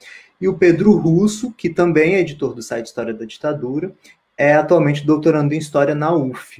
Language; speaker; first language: Portuguese; native; Portuguese